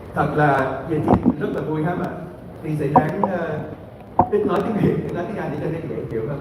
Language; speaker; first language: Vietnamese; early bilingual, heritage; Vietnamese